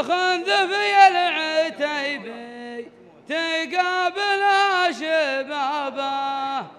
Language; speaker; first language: Arabic; native; Arabic